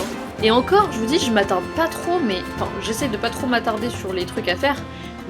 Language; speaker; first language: French; native; French